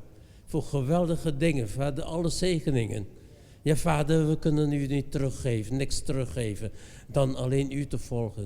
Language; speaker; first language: Dutch; non-native, fluent; Indonesian